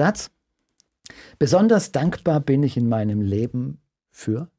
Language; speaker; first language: German; native; German